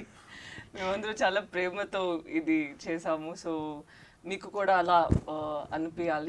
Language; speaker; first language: Telugu; non-native, learner; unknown